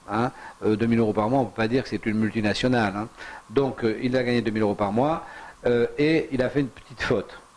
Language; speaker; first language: French; native; French